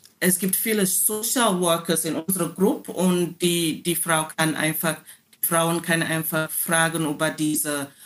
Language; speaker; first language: German; non-native, learner; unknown